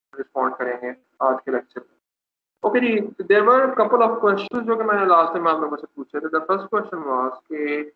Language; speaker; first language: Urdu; non-native, local second language; Punjabi